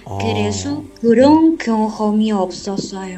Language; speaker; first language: Korean; non-native, learner; Chinese